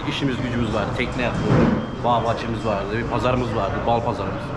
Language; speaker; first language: Turkish; native; Turkish